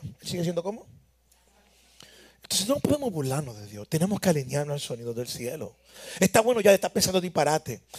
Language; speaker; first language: Spanish; native; Spanish